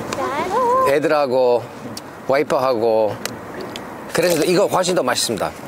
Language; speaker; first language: Korean; non-native, fluent; English